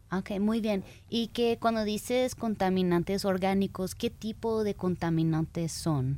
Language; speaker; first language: Spanish; early bilingual, heritage; Spanish